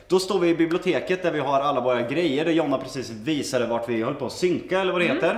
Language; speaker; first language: Swedish; native; Swedish